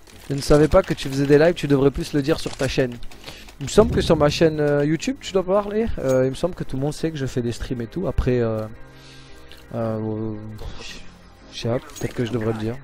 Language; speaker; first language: French; native; French